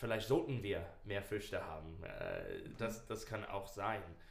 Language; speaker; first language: German; non-native, learner; English